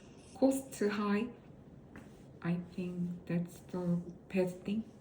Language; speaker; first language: English; non-native, learner; Korean